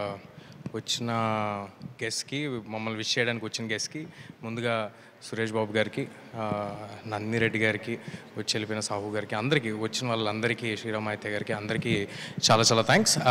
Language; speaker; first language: Telugu; native; Telugu